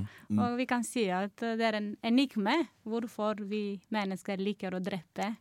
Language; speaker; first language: Norwegian; non-native, learner; Romanian